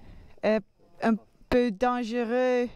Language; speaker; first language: French; non-native, learner; Dutch